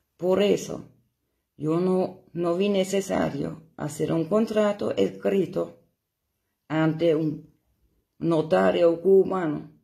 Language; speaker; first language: Spanish; non-native, fluent; German